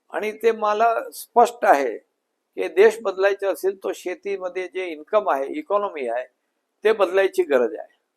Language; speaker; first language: Marathi; non-native, local second language; Gujarati